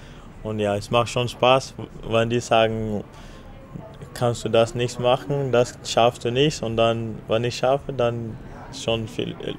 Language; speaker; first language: German; non-native, fluent; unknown